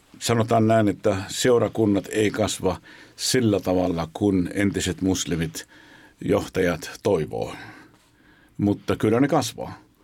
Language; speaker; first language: Finnish; non-native, fluent; Arabic